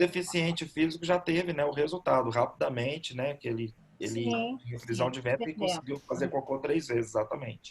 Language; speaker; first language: Portuguese; native; Portuguese